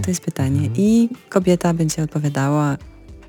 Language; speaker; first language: Polish; non-native, fluent; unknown